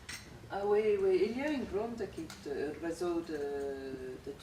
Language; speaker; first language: French; non-native, fluent; English